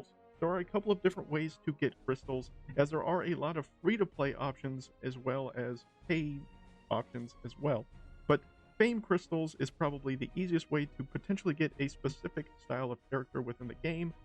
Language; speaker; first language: English; native; English